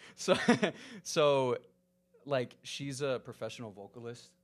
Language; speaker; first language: English; early bilingual, other home language; Spanish